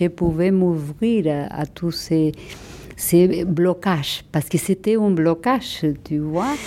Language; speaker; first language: French; non-native, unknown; Spanish